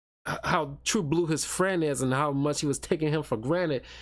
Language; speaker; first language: English; native; English